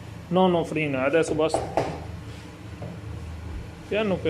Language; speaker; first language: Italian; non-native, learner; Punjabi